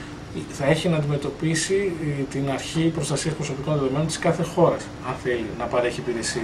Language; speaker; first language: Greek; native; Greek